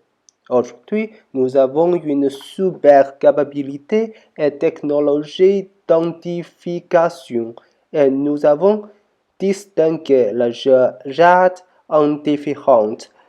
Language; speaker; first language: French; non-native, learner; Chinese